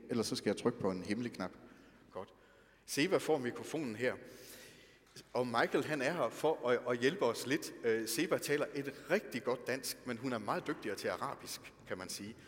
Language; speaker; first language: Danish; native; Danish